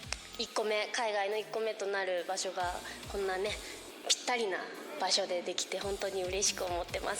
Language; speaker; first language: Japanese; native; Japanese